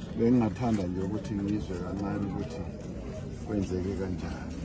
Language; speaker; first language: Zulu; non-native, local second language; Venda